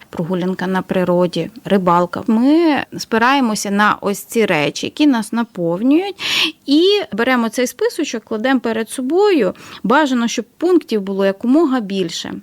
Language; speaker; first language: Ukrainian; native; Ukrainian